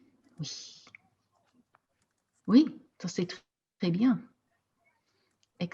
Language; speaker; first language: French; non-native, fluent; English